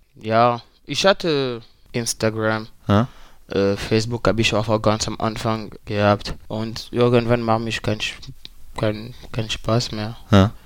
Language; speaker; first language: German; non-native, fluent; French